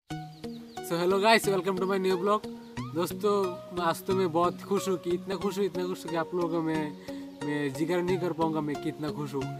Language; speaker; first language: Hindi; non-native, local second language; Bangla